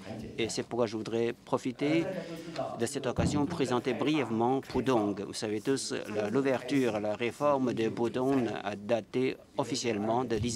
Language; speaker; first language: French; non-native, fluent; Chinese